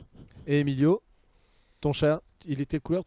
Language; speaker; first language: French; native; French